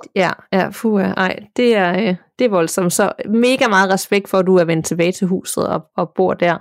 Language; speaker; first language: Danish; native; Danish